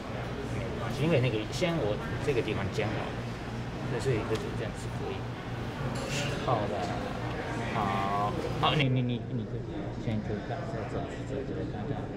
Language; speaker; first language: Chinese; non-native, learner; Japanese